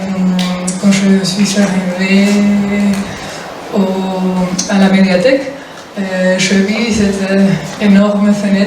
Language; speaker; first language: French; non-native, fluent; Spanish